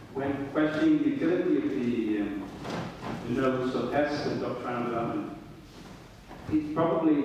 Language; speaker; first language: English; non-native, fluent; Italian